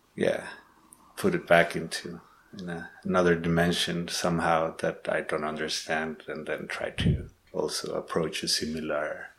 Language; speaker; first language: English; non-native, learner; Spanish